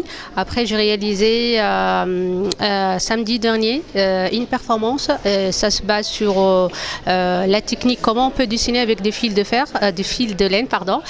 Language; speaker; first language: French; non-native, local second language; Arabic